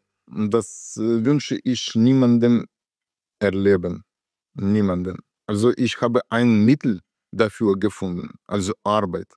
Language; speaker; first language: German; non-native, learner; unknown